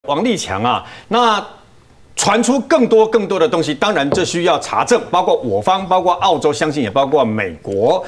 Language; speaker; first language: Chinese; native; Chinese